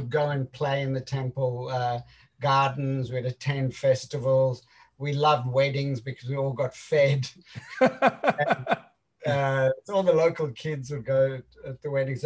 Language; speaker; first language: English; native; English